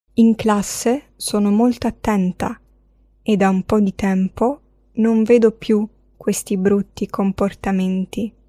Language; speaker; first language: Italian; non-native, fluent; Arabic